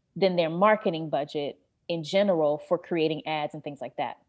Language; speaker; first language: English; native; English